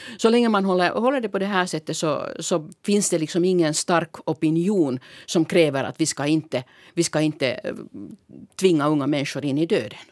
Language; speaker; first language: Swedish; native; Swedish